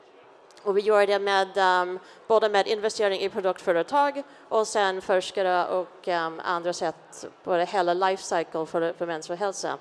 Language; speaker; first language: Swedish; non-native, fluent; English